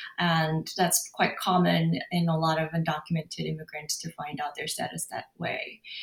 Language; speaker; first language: English; non-native, fluent; Korean